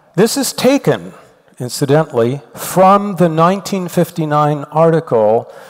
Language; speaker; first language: English; native; English